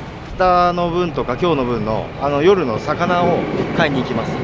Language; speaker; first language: Japanese; native; Japanese